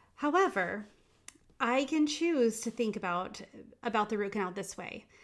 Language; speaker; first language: English; native; English